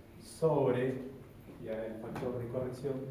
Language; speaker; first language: Spanish; native; Spanish